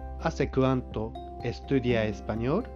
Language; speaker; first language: Spanish; non-native, fluent; Japanese